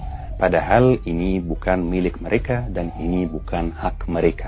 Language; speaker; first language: Indonesian; non-native, fluent; Arabic